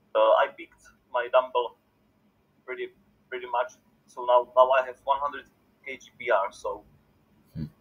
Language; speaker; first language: English; non-native, fluent; Czech